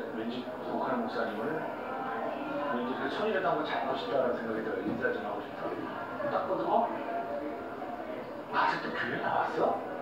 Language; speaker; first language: Korean; native; Korean